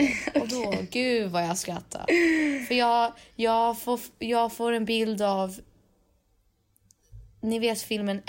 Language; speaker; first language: Swedish; native; Swedish